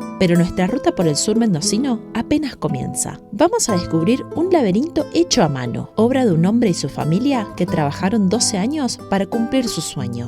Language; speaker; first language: Spanish; native; Spanish